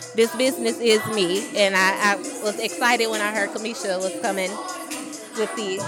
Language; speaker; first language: English; native; English